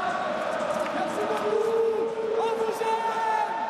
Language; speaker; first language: French; non-native, fluent; Portuguese